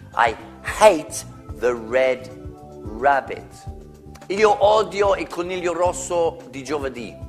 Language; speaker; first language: Italian; non-native, fluent; English